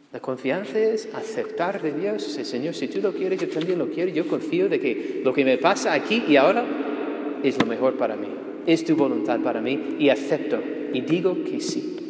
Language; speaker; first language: Spanish; non-native, fluent; English